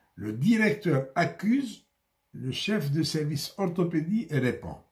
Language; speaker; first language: French; non-native, local second language; Arabic